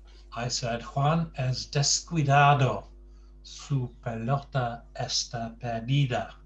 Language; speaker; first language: Spanish; non-native, fluent; English